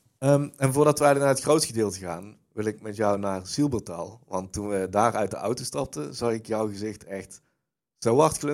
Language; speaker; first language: Dutch; native; Dutch